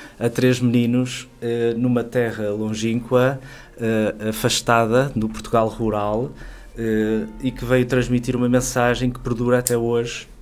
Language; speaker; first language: Portuguese; native; Portuguese